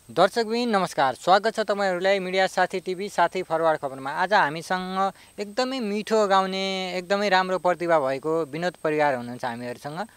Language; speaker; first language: Nepali; native; Nepali